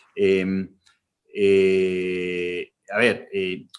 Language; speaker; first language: Spanish; non-native, fluent; German